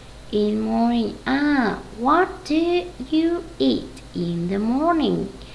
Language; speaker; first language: English; non-native, fluent; Vietnamese